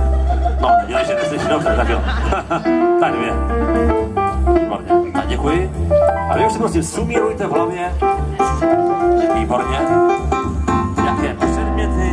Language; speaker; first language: Czech; native; Czech